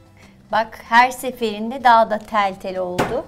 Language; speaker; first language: Turkish; native; Turkish